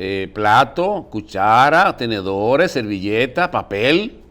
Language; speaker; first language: Spanish; native; Spanish